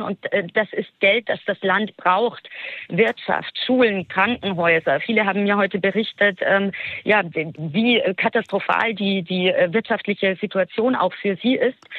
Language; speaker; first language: German; native; German